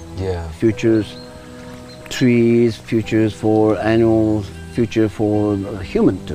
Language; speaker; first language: English; non-native, learner; Japanese